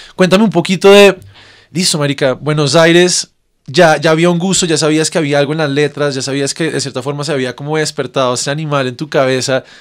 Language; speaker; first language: Spanish; native; Spanish